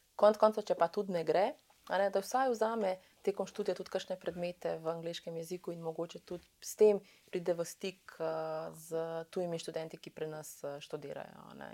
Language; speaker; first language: Slovenian; early bilingual, other home language; Serbian